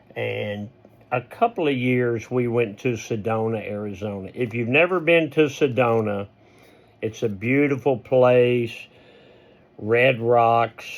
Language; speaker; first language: English; native; English